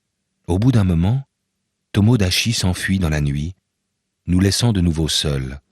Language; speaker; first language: French; native; French